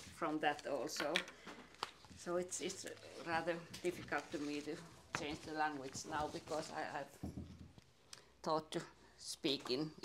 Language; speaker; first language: English; non-native, fluent; Finnish